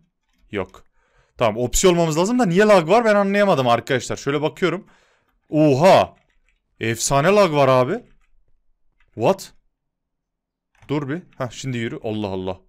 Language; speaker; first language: Turkish; native; Turkish